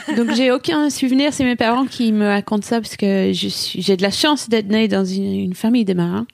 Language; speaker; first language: French; non-native, fluent; English